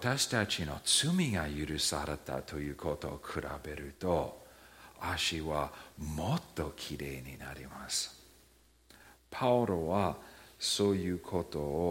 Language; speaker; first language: Japanese; early bilingual, heritage; Japanese